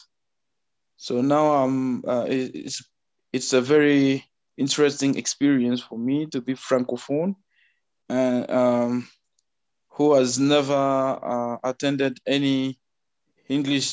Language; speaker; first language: English; non-native, fluent; French